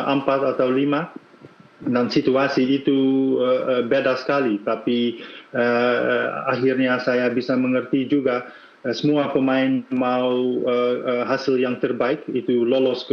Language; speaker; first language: Indonesian; non-native, fluent; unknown